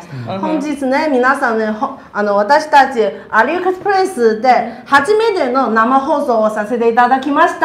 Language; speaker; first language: English; non-native, learner; Chinese